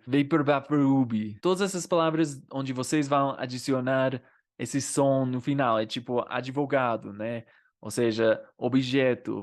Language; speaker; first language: Portuguese; non-native, fluent; English